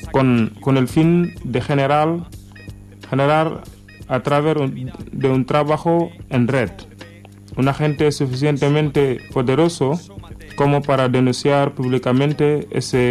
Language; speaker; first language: Spanish; non-native, learner; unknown